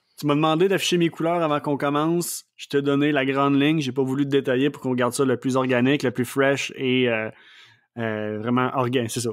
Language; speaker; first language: French; native; French